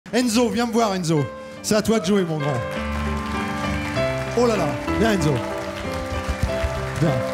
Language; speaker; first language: French; native; French